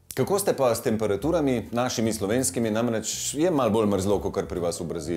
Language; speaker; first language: Slovenian; native; Slovenian